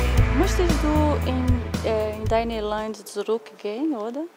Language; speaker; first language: German; non-native, fluent; Portuguese